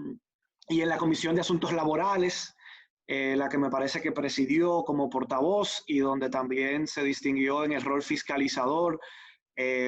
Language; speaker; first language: Spanish; native; Spanish